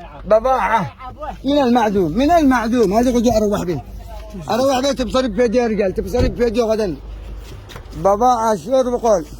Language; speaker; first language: Arabic; native; Arabic